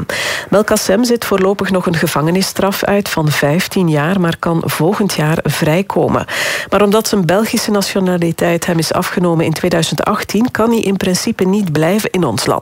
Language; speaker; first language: Dutch; native; Dutch